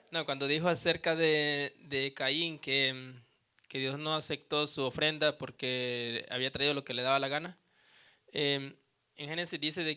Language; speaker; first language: Spanish; native; Spanish